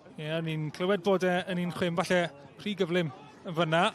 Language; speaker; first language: Welsh; native; Welsh